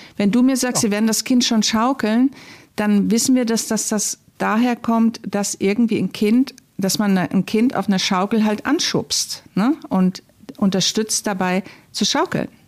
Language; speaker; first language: German; native; German